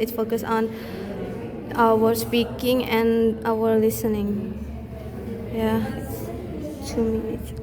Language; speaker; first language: English; non-native, learner; Indonesian